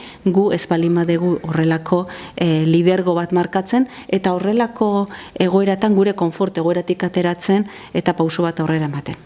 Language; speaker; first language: Basque; native; Basque